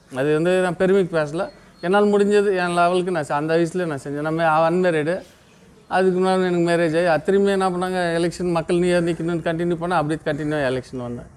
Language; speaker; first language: Tamil; non-native, local second language; Marathi